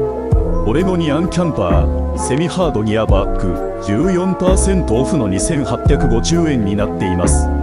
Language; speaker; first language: Japanese; native; Japanese